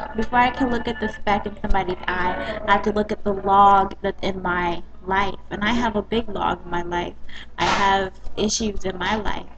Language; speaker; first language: English; native; English